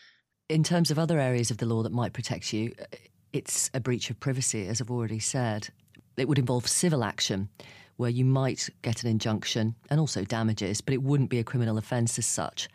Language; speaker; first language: English; native; English